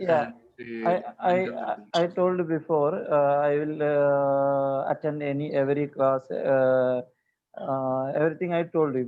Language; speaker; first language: English; non-native, learner; Malayalam